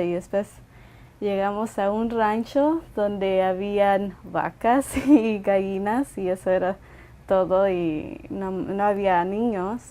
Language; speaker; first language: Spanish; early bilingual, other home language; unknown